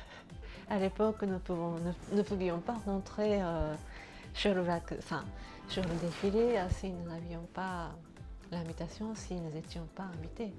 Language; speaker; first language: French; non-native, fluent; Japanese